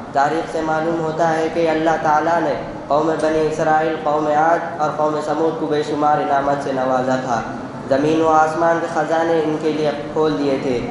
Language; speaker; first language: Urdu; native; Urdu